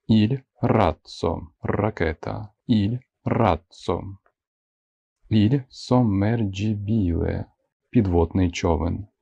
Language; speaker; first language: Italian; non-native, fluent; Ukrainian